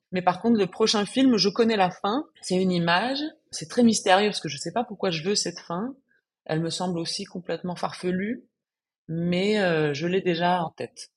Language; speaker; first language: French; non-native, fluent; Spanish